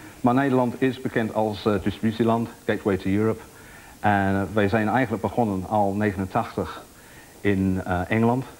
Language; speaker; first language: Dutch; non-native, fluent; English